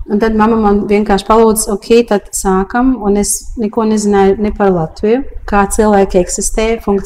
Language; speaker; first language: Latvian; early bilingual, heritage; Latvian